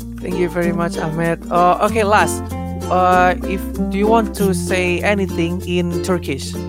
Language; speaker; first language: English; non-native, learner; Indonesian